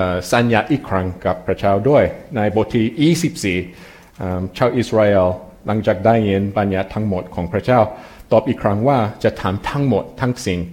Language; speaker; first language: Thai; non-native, fluent; English